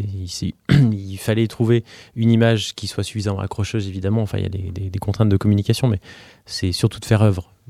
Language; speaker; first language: French; native; French